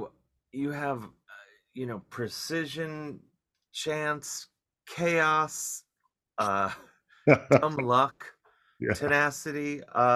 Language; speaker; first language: English; native; English